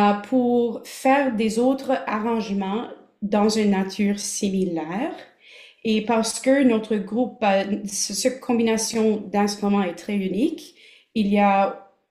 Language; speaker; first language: French; non-native, local second language; English